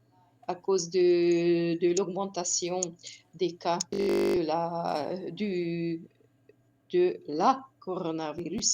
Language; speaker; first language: French; non-native, fluent; Hungarian